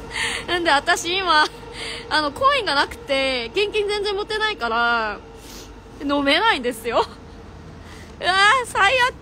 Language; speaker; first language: Japanese; non-native, fluent; Korean